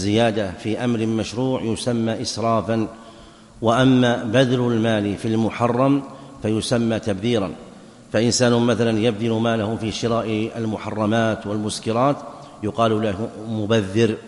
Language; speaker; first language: Arabic; native; Arabic